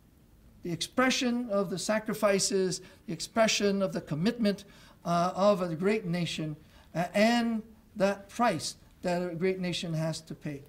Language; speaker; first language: English; non-native, local second language; French